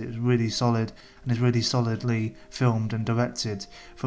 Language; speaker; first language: English; native; English